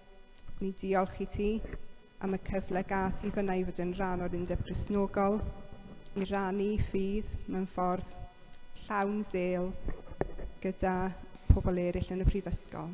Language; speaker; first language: Welsh; native; Welsh